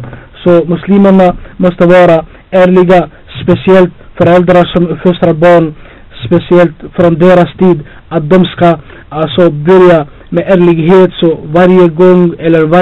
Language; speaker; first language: Swedish; non-native, fluent; Albanian